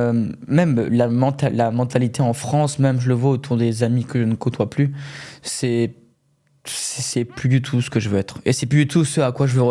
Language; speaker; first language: French; native; French